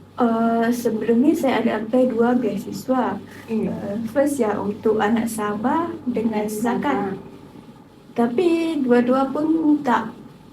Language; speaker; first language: Malay; native; Malay